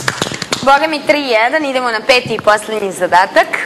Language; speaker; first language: Croatian; native; Croatian